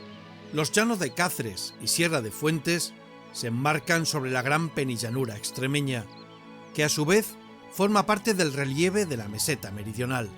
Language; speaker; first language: Spanish; native; Spanish